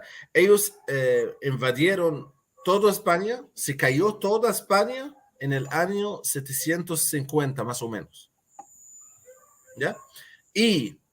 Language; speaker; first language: Spanish; non-native, fluent; Arabic